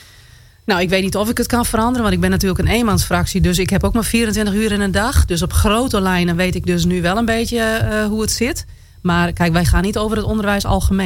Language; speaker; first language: Dutch; native; Dutch